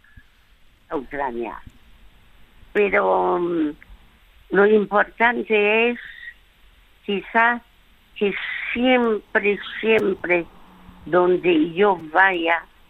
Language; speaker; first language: Spanish; early bilingual, other home language; French